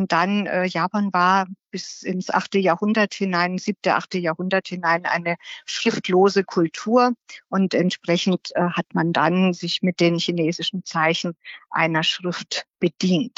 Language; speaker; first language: German; native; German